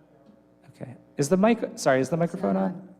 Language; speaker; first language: English; native; English